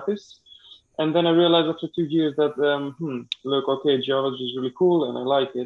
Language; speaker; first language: English; non-native, fluent; Greek